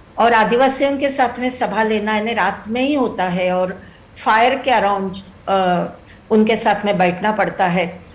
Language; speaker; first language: Hindi; non-native, local second language; Telugu